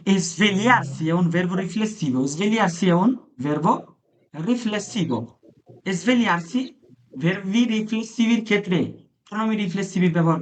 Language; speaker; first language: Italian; non-native, fluent; Bangla